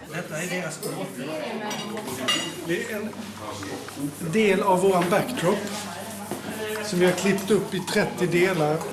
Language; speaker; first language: Swedish; native; Swedish